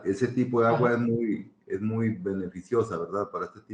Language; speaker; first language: Spanish; native; Spanish